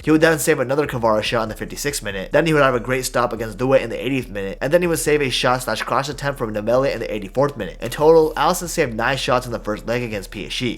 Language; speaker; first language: English; native; English